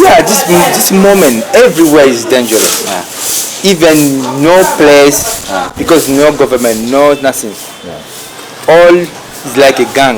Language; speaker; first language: English; non-native, fluent; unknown